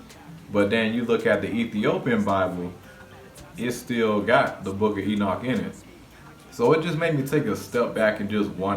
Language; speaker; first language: English; native; English